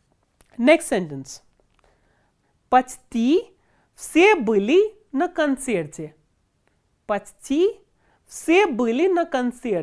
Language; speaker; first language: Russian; non-native, fluent; Hindi